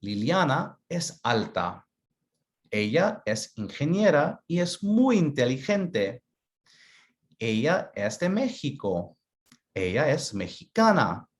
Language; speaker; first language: Spanish; early bilingual, other home language; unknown